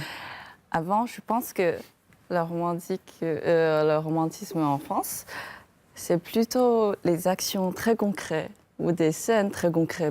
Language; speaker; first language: French; non-native, fluent; Chinese